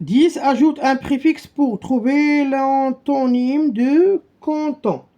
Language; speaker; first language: French; non-native, local second language; Arabic